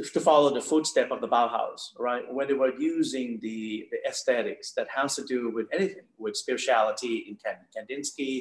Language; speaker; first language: English; non-native, fluent; Thai